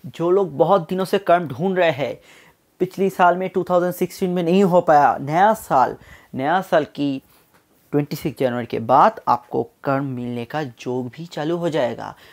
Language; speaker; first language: Hindi; non-native, local second language; Bangla